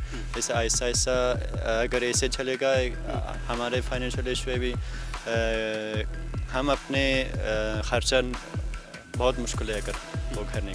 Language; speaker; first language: Hindi; non-native, learner; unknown